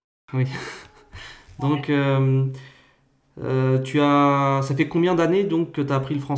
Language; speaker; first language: French; native; French